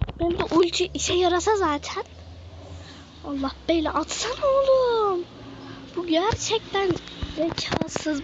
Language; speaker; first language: Turkish; native; Turkish